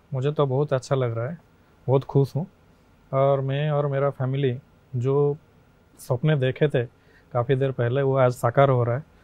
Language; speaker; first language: Hindi; native; Hindi